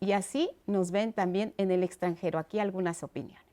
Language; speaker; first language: Spanish; native; Spanish